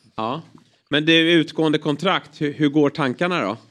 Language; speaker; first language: Swedish; native; Swedish